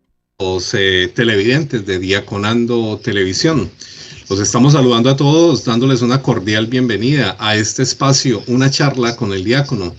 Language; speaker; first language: Spanish; native; Spanish